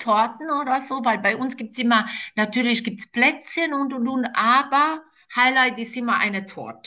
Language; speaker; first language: German; non-native, fluent; Croatian